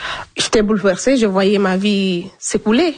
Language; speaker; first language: French; non-native, local second language; Fula